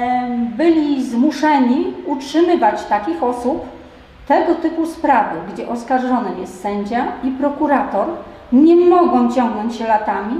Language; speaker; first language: Polish; native; Polish